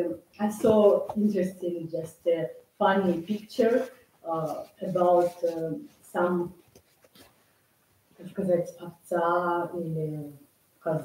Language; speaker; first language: English; non-native, learner; Russian